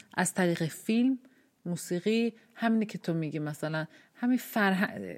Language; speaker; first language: Persian; early bilingual, heritage; Persian